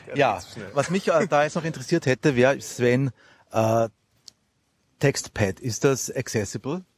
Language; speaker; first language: German; native; German